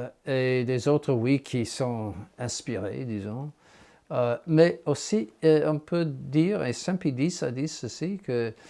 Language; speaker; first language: French; non-native, fluent; English